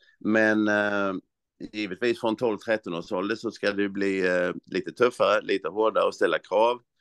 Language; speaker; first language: Swedish; native; Swedish